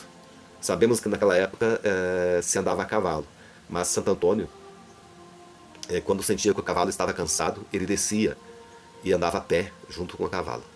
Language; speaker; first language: Portuguese; native; Portuguese